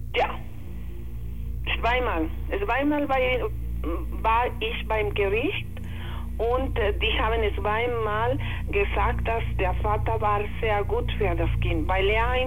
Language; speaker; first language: German; non-native, learner; Spanish